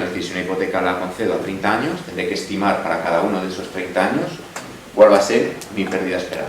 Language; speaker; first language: Spanish; native; Spanish